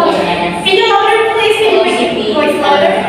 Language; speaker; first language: English; non-native, fluent; Indonesian